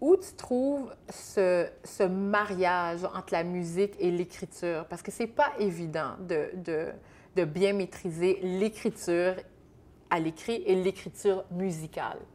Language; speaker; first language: French; native; French